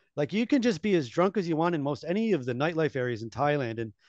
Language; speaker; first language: English; native; English